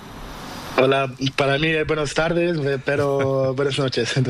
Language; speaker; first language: Spanish; non-native, learner; Portuguese